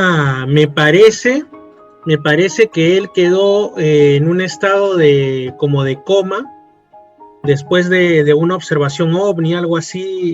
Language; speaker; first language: Spanish; native; Spanish